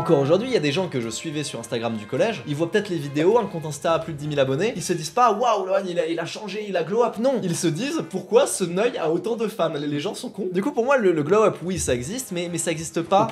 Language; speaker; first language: French; native; French